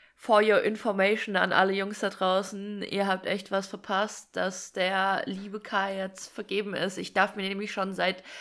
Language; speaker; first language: German; native; German